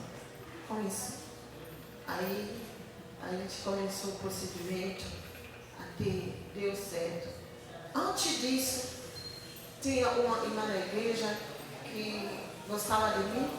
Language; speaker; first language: Portuguese; non-native, learner; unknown